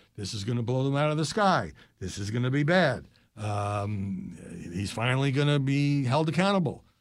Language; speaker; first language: English; native; English